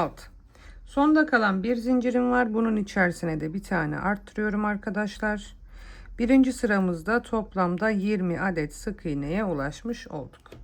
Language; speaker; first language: Turkish; native; Turkish